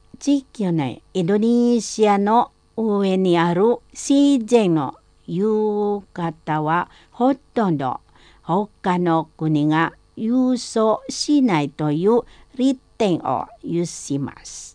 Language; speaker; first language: Japanese; non-native, fluent; Indonesian